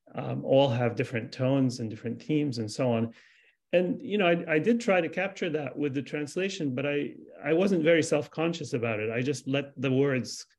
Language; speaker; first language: English; early bilingual, other home language; Arabic